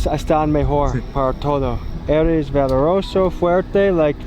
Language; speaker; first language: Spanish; non-native, learner; English